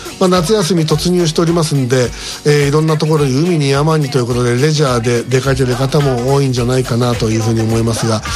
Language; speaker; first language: Japanese; native; Japanese